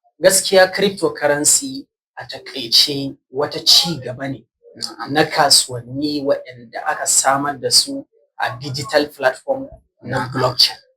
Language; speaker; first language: Hausa; native; Hausa